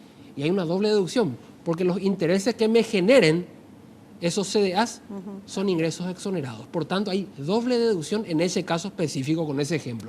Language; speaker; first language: Spanish; native; Spanish